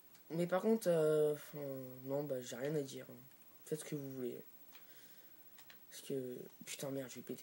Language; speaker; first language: French; native; French